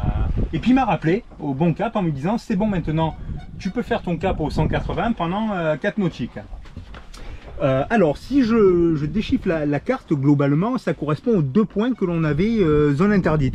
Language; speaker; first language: French; native; French